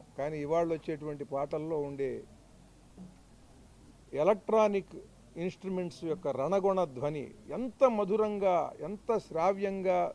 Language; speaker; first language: Telugu; native; Telugu